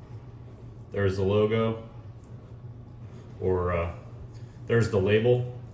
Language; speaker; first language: English; native; English